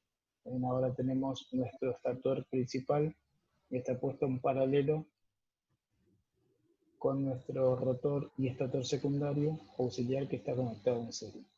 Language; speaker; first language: Spanish; native; Spanish